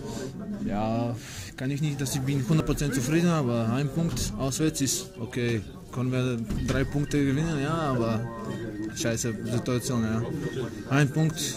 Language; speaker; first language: German; non-native, learner; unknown